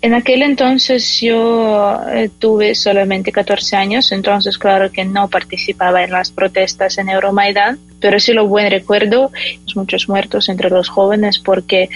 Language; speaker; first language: Spanish; non-native, fluent; Ukrainian